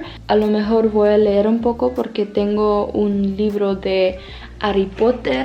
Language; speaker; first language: Spanish; non-native, fluent; English